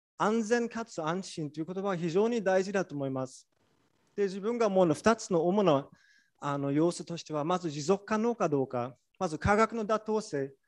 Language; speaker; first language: Japanese; non-native, fluent; German